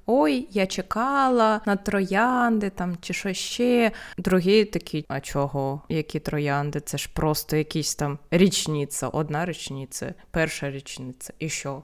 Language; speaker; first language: Ukrainian; native; Ukrainian